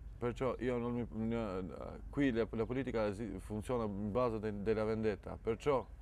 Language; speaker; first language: Italian; non-native, fluent; Albanian